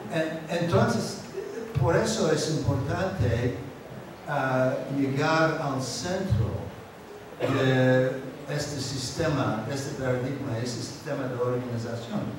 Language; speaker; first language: Spanish; non-native, fluent; English